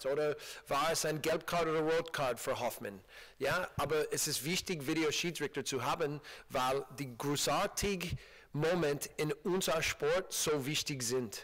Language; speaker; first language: German; non-native, learner; English